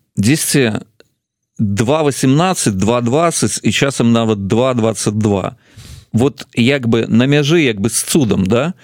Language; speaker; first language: Belarusian; native; Belarusian